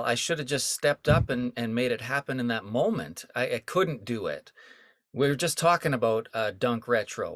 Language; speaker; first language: English; native; English